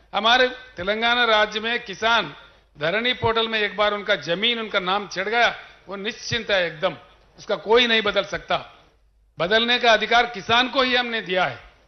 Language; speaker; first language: Hindi; non-native, local second language; Telugu